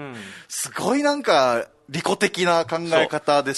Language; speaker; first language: Japanese; native; Japanese